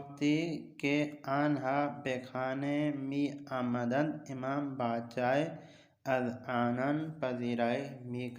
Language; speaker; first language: Persian; non-native, fluent; Urdu